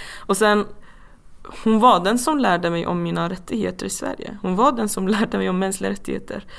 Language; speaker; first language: Swedish; non-native, fluent; Persian